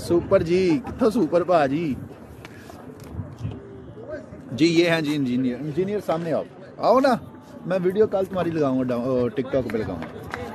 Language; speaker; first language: Urdu; non-native, local second language; Punjabi